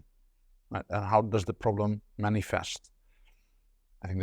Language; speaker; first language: English; non-native, fluent; Dutch